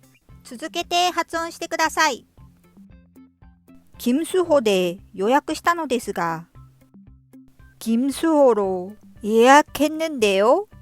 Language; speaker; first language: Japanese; non-native, fluent; Korean